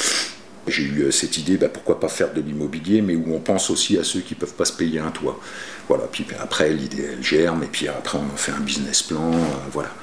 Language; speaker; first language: French; native; French